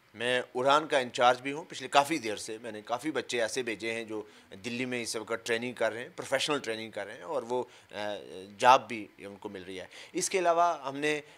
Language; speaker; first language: Urdu; non-native, local second language; Punjabi